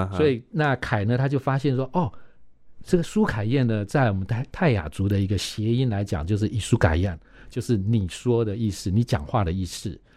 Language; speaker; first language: Chinese; native; Chinese